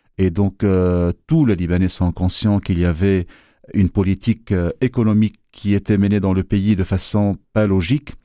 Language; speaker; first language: French; non-native, local second language; Arabic